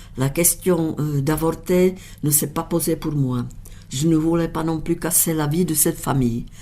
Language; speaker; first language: French; non-native, fluent; Czech